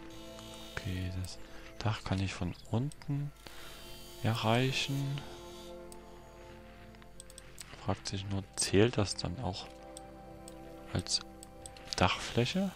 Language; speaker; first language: German; native; German